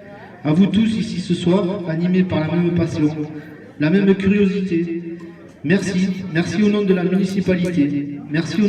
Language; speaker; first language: French; native; French